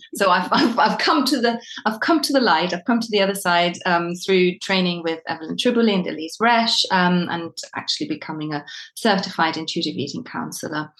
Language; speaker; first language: English; non-native, fluent; German